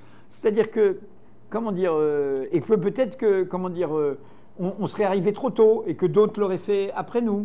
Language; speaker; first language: French; native; French